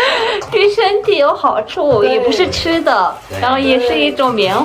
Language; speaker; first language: Chinese; non-native, fluent; Mongolian